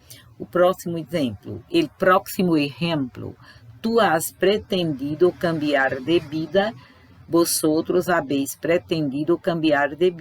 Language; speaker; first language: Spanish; non-native, fluent; Portuguese